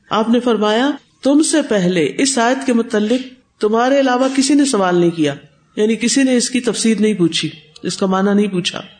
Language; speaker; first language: Urdu; non-native, local second language; Punjabi